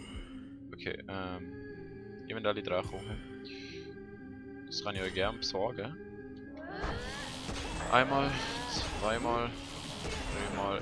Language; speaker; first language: German; native; German